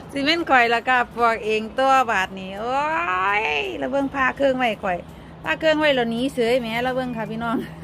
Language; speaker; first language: Thai; native; Thai